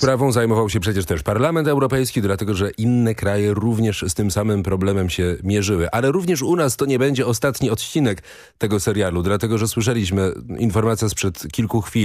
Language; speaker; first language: Polish; native; Polish